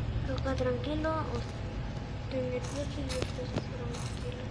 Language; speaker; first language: Spanish; native; Spanish